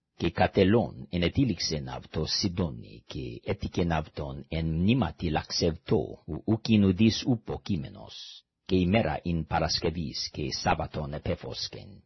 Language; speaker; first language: Greek; non-native, fluent; English